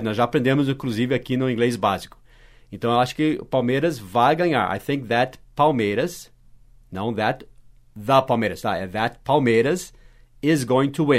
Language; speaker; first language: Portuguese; non-native, fluent; English